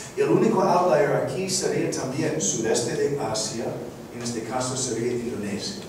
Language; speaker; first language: Spanish; non-native, fluent; English